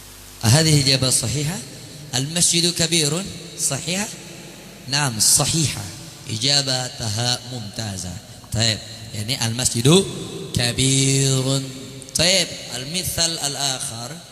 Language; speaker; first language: Arabic; non-native, fluent; Indonesian